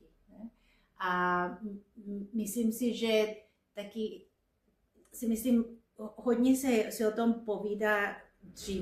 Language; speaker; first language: Czech; non-native, fluent; Spanish